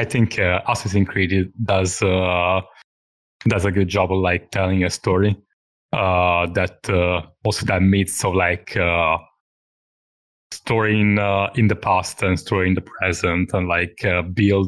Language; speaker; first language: English; non-native, fluent; Italian